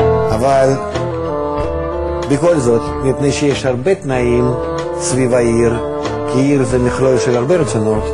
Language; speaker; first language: Hebrew; non-native, fluent; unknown